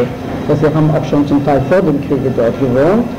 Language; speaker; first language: German; non-native, fluent; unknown